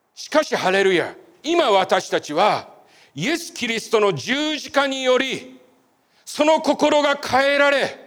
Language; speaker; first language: Japanese; native; Japanese